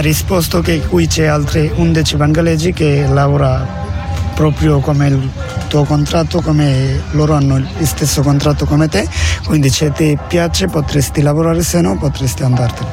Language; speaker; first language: Italian; non-native, learner; Bangla